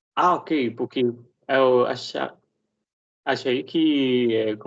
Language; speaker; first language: Portuguese; non-native, learner; Spanish